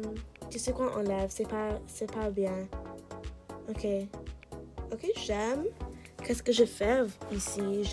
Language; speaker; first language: French; non-native, learner; English